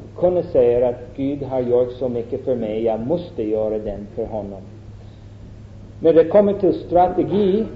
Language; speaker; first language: Swedish; non-native, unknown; English